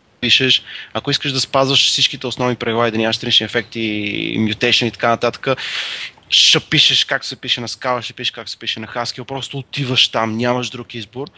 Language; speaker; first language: Bulgarian; native; Bulgarian